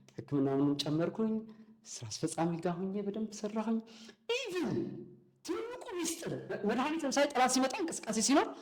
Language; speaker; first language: Amharic; non-native, local second language; Tigrinya